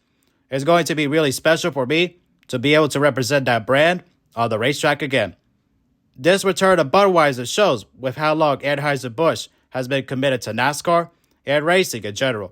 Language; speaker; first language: English; native; English